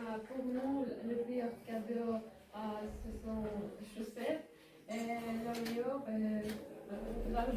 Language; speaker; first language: French; non-native, learner; Ukrainian